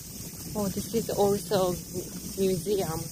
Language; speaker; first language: English; non-native, learner; Japanese